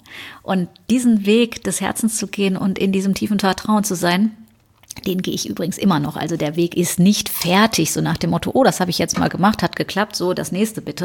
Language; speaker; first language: German; native; German